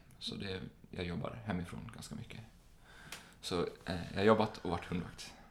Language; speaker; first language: Swedish; native; Swedish